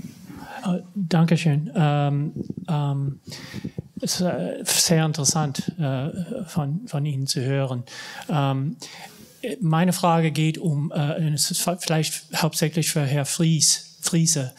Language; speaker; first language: German; non-native, fluent; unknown